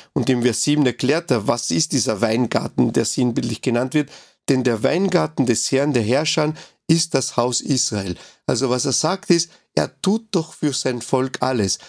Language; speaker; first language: German; non-native, fluent; Spanish